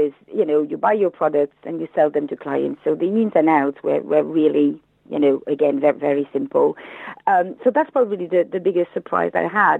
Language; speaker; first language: English; non-native, fluent; French